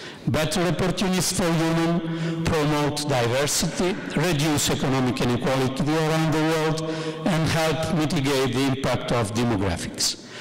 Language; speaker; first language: English; non-native, fluent; Italian